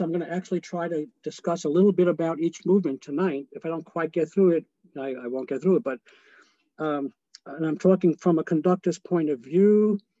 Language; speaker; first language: English; native; English